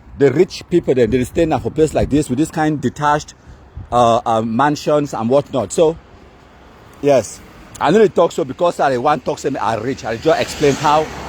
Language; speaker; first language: Nigerian Pidgin; native; Nigerian Pidgin